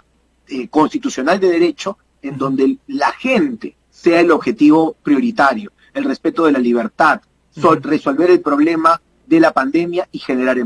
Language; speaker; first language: Spanish; native; Spanish